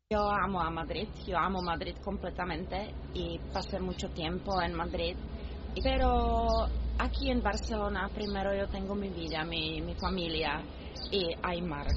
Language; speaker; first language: Spanish; non-native, fluent; Czech